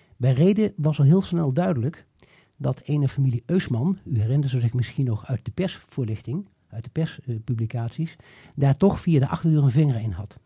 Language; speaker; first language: Dutch; native; Dutch